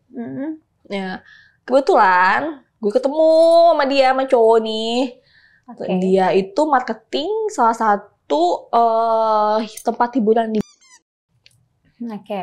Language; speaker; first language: Indonesian; native; Indonesian